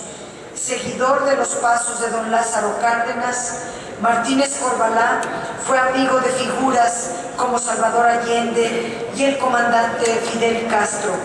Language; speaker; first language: Spanish; native; Spanish